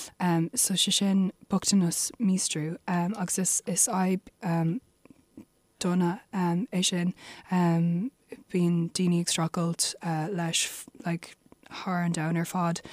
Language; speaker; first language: Irish; non-native, local second language; English